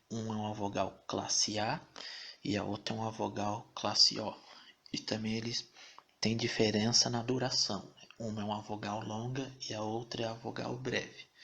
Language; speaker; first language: Portuguese; native; Portuguese